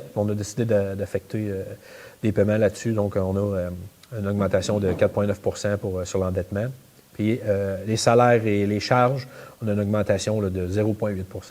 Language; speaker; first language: French; native; French